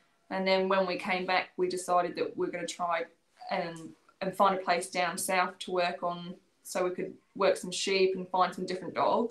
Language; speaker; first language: English; native; English